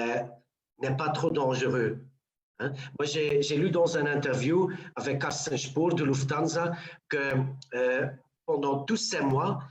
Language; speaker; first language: French; non-native, local second language; Dutch